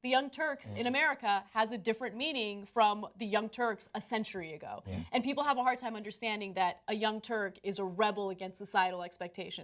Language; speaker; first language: English; native; English